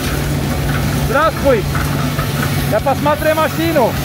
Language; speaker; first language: Russian; non-native, learner; Slovak